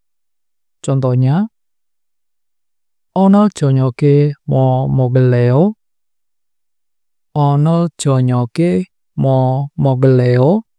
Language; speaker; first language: Korean; non-native, fluent; Indonesian